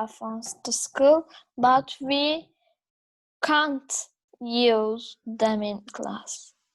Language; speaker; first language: English; non-native, learner; Turkish